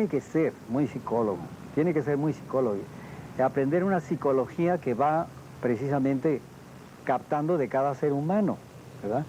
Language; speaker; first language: Spanish; native; Spanish